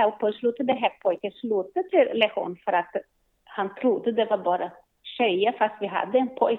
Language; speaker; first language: Swedish; non-native, learner; Portuguese